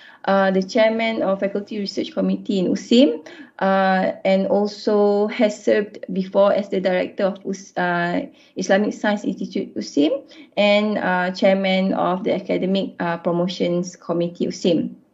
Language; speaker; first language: English; non-native, local second language; Malay